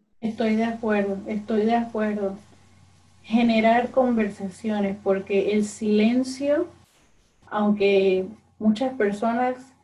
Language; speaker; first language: Spanish; early bilingual, other home language; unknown